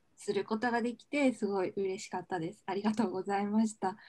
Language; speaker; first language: Japanese; native; Japanese